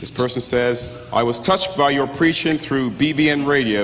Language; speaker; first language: English; native; English